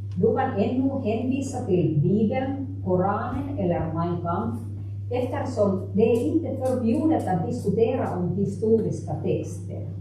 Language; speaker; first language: Swedish; non-native, local second language; Finnish